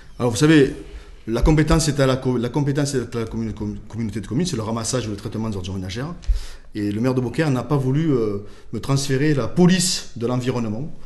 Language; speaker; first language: French; native; French